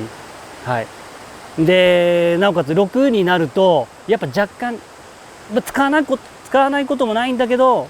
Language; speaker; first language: Japanese; native; Japanese